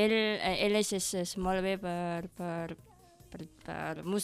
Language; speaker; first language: Catalan; non-native, learner; Indonesian